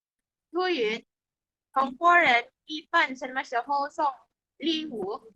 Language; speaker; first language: Chinese; non-native, learner; Indonesian